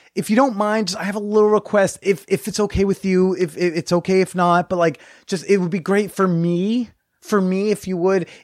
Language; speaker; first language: English; native; English